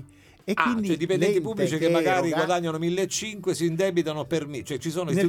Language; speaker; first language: Italian; native; Italian